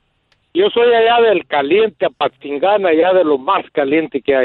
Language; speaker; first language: Spanish; native; Spanish